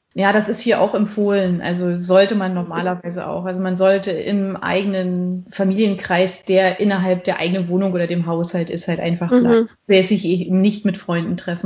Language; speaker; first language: German; native; German